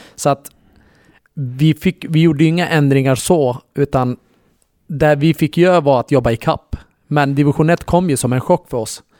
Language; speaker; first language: Swedish; early bilingual, other home language; Kurdish